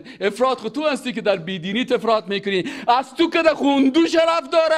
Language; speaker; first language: Persian; native; Persian